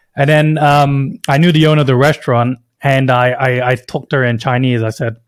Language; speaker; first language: English; native; English